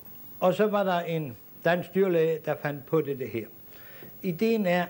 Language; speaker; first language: Danish; native; Danish